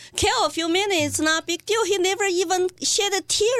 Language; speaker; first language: English; non-native, fluent; Chinese